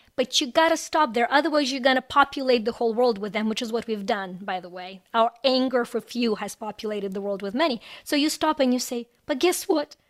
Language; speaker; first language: English; non-native, fluent; Ukrainian